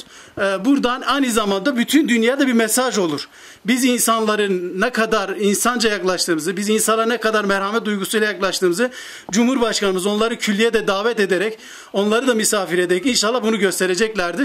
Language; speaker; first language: Turkish; native; Turkish